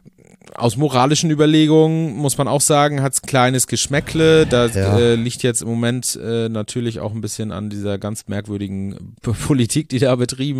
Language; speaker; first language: German; native; German